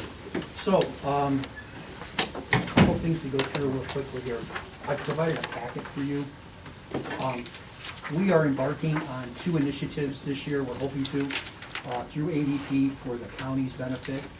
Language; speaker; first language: English; native; English